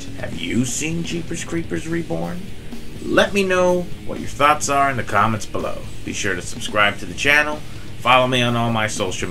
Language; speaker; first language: English; native; English